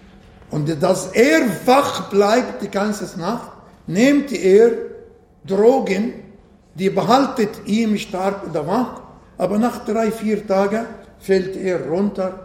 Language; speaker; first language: German; non-native, fluent; Arabic